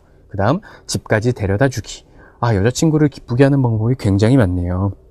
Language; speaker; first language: Korean; native; Korean